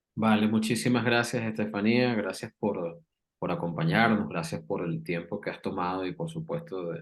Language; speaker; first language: Spanish; native; Spanish